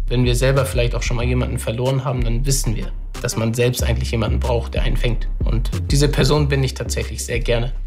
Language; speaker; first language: German; early bilingual, other home language; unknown